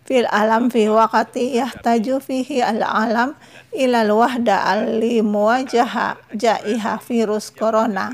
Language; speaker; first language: Arabic; non-native, fluent; Indonesian